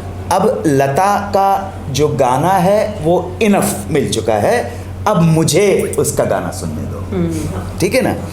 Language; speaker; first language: Hindi; native; Hindi